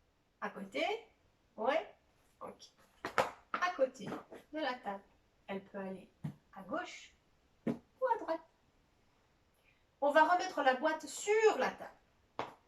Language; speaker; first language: French; native; French